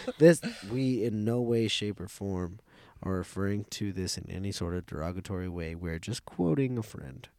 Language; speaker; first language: English; early bilingual, other home language; Spanish